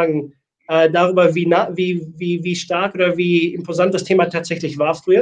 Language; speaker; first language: German; native; German